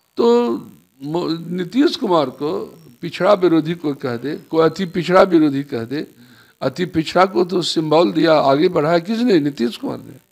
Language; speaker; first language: Hindi; native; Hindi